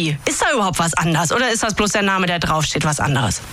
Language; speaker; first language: German; native; German